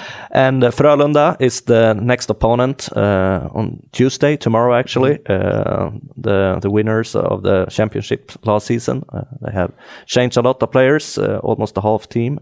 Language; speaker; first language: English; non-native, fluent; Swedish